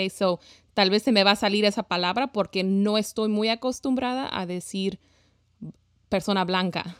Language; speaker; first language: Spanish; early bilingual, heritage; Spanish